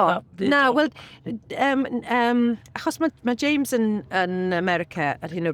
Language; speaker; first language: Welsh; non-native, local second language; English